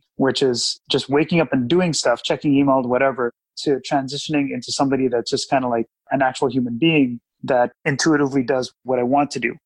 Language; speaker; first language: English; native; English